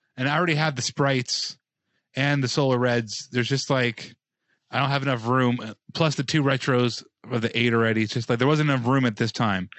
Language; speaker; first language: English; native; English